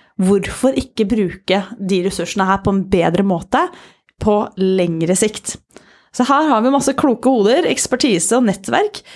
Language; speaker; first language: Norwegian; native; Norwegian